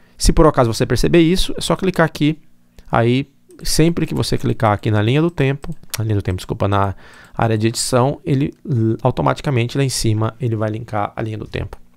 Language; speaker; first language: Portuguese; native; Portuguese